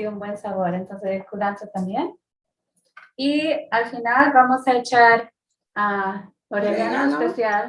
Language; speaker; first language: Spanish; early bilingual, heritage; Spanish